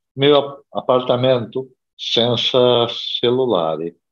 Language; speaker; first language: Italian; non-native, learner; Portuguese